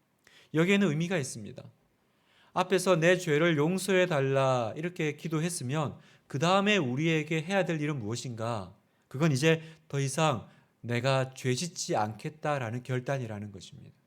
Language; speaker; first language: Korean; native; Korean